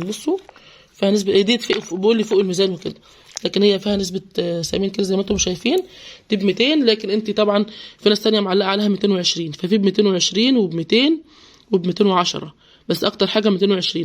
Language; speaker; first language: Arabic; native; Arabic